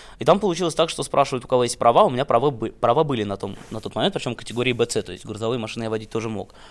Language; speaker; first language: Russian; native; Russian